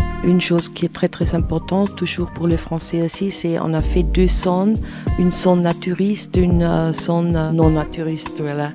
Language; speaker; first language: French; non-native, fluent; German